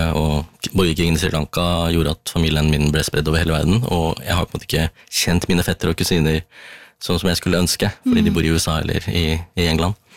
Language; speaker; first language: Norwegian; early bilingual, other home language; Tamil